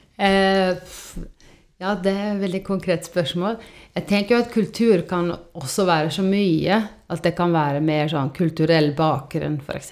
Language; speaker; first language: Norwegian; non-native, fluent; Estonian